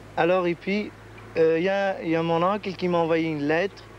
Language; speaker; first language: French; non-native, learner; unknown